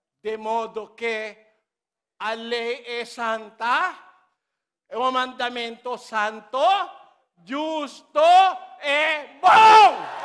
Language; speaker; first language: Portuguese; non-native, learner; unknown